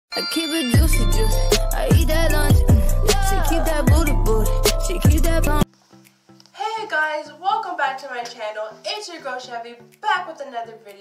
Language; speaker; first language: English; native; English